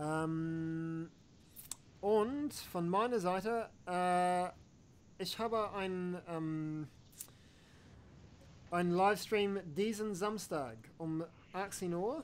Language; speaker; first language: German; non-native, learner; English